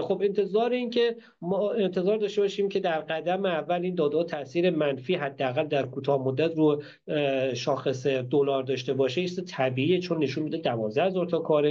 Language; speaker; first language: Persian; native; Persian